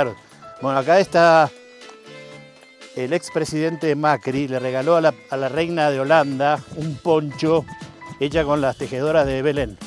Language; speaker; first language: Spanish; native; Spanish